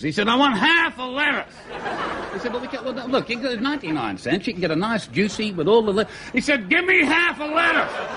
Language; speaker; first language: English; native; English